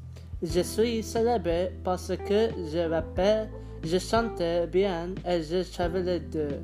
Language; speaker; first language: French; non-native, learner; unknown